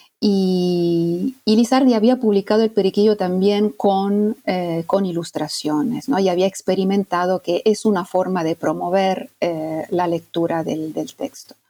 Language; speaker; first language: Spanish; non-native, fluent; Italian